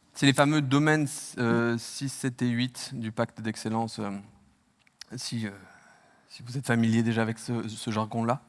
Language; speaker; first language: French; native; French